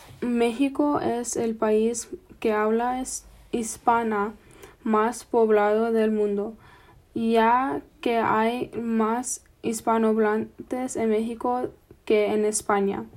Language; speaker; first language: Spanish; non-native, fluent; English